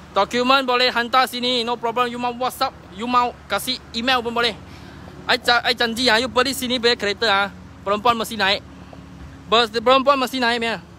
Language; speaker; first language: Malay; non-native, local second language; Chinese